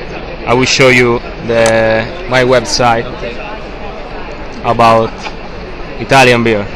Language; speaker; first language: English; non-native, learner; Italian